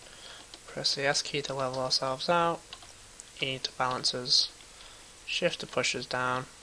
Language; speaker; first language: English; native; English